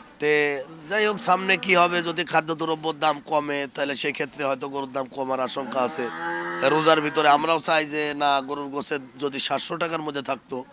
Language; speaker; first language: Bangla; native; Bangla